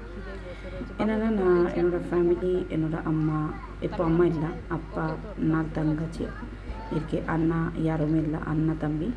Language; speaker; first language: Tamil; non-native, local second language; Bangla